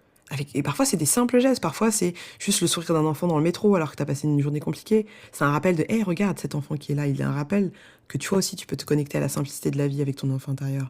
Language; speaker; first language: French; native; French